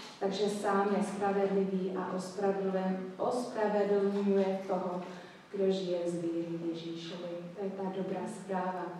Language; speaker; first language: Czech; non-native, fluent; English